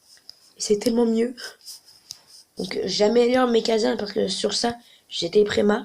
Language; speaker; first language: French; native; French